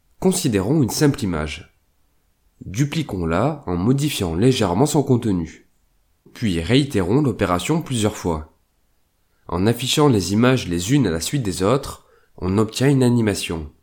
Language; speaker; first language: French; native; French